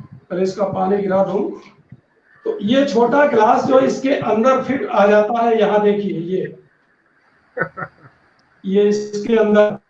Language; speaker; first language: Hindi; native; Hindi